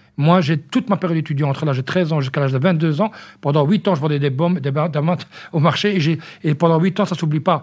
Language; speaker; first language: French; early bilingual, other home language; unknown